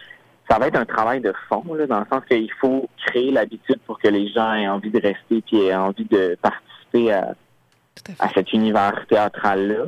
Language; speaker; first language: French; native; French